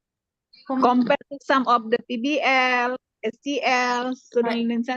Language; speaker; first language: English; non-native, learner; Indonesian